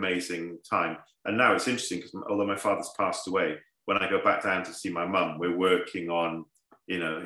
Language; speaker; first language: English; native; English